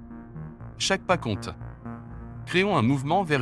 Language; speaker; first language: French; native; French